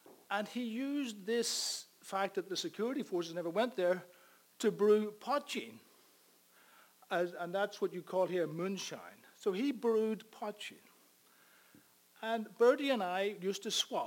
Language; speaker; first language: English; native; English